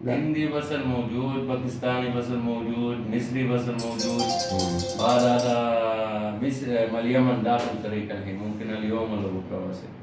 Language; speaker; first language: Arabic; non-native, learner; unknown